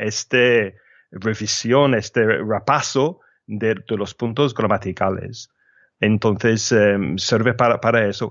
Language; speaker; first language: Spanish; non-native, fluent; English